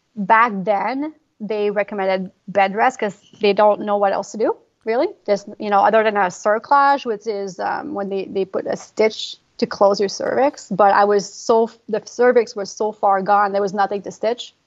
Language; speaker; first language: English; non-native, fluent; French